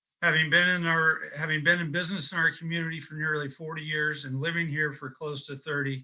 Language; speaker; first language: English; native; English